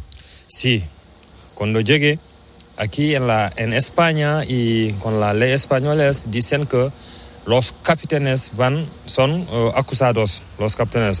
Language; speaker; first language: Spanish; non-native, learner; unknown